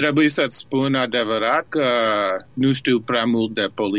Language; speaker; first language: Romanian; early bilingual, heritage; Romanian